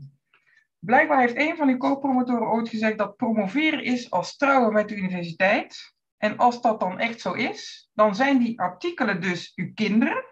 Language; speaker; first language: Dutch; native; Dutch